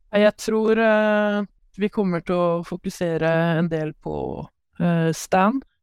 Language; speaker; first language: Norwegian; native; Norwegian